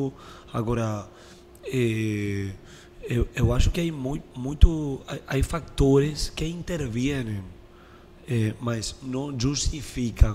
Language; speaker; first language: Portuguese; non-native, learner; Spanish